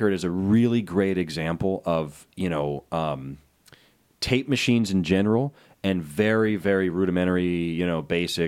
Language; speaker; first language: English; native; English